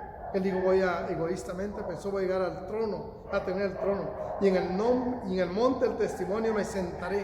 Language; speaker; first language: Spanish; native; Spanish